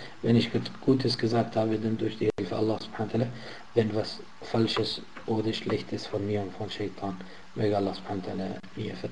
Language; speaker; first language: German; non-native, fluent; Arabic